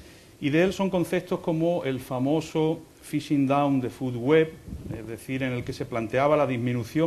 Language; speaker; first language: Spanish; native; Spanish